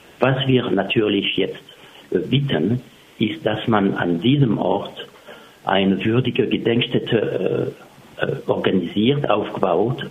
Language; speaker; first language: German; non-native, fluent; French